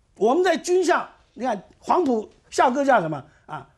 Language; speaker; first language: Chinese; native; Chinese